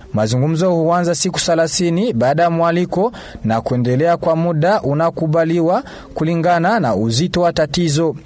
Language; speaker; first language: Swahili; non-native, local second language; Rundi